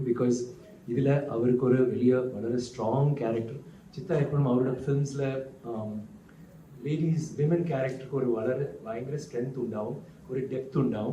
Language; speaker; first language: Malayalam; non-native, learner; Tamil